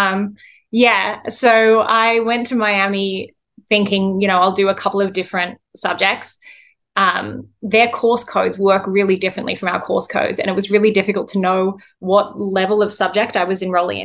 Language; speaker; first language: English; native; English